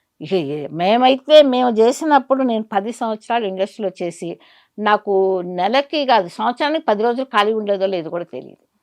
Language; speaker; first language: Telugu; native; Telugu